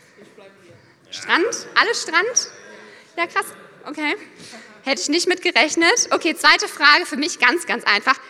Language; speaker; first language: German; non-native, fluent; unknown